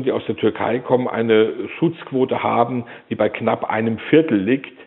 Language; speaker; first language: German; native; German